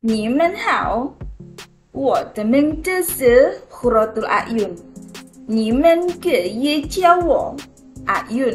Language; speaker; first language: Chinese; non-native, learner; Indonesian